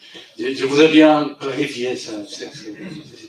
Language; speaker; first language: French; non-native, fluent; Spanish